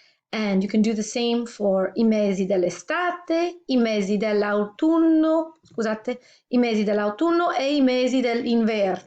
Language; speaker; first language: Italian; non-native, fluent; English